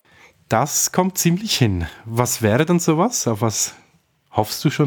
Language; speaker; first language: German; native; German